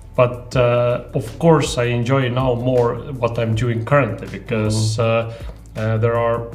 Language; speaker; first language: English; non-native, fluent; Estonian